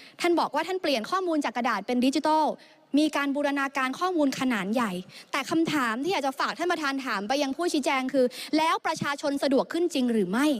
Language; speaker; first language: Thai; native; Thai